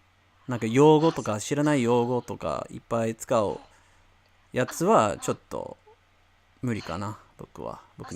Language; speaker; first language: Japanese; non-native, fluent; English